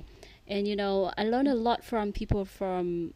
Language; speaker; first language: English; non-native, fluent; Vietnamese